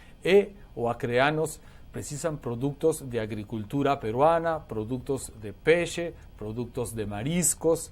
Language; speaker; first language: Portuguese; non-native, learner; Spanish